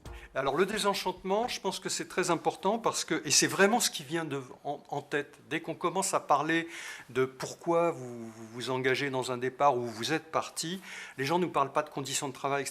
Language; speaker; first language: French; native; French